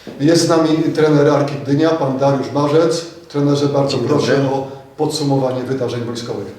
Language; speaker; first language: Polish; native; Polish